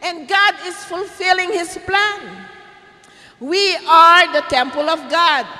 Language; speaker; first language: English; non-native, local second language; Filipino